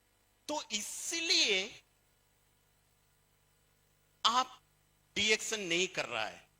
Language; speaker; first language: Hindi; non-native, fluent; Bangla